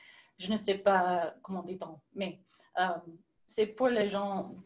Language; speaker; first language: French; non-native, learner; English